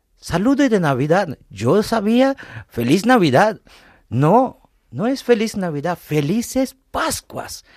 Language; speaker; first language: Spanish; non-native, fluent; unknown